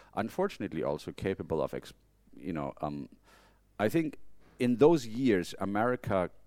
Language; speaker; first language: English; non-native, fluent; German